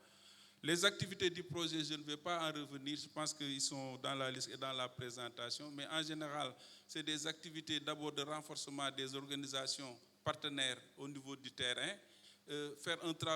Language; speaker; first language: French; non-native, local second language; Wolof